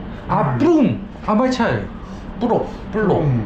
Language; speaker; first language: Thai; non-native, learner; Korean